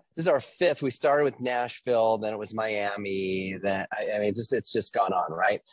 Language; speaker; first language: English; native; English